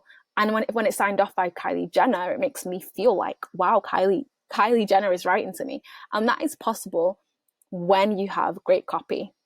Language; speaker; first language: English; native; English